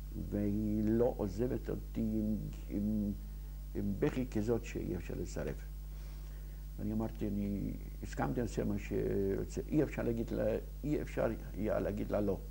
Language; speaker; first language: Hebrew; non-native, fluent; Yiddish